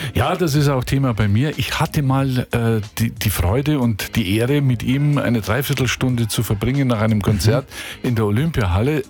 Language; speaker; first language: German; native; German